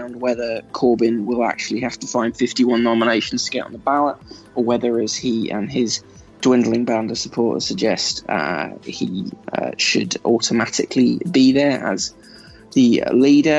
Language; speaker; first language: English; native; English